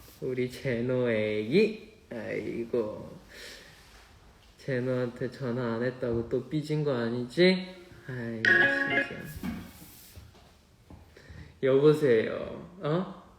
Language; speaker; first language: Korean; non-native, fluent; Chinese